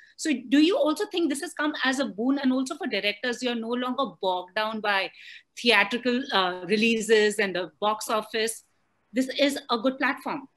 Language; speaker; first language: English; non-native, local second language; Hindi